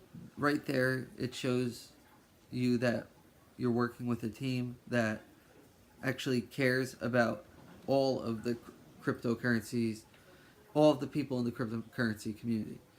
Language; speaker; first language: English; native; English